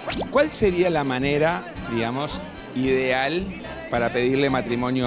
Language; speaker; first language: Spanish; native; Spanish